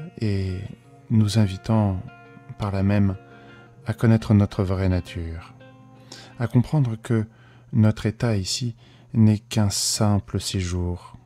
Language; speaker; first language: French; native; French